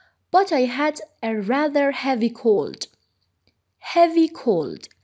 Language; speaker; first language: English; non-native, fluent; Persian